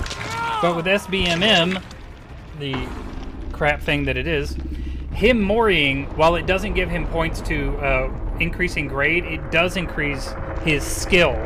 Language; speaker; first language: English; native; English